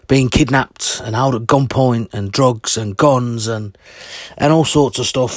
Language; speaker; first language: English; native; English